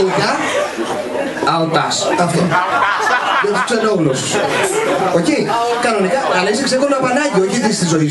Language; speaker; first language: Greek; native; Greek